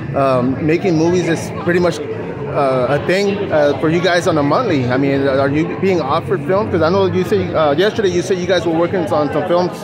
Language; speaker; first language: English; native; English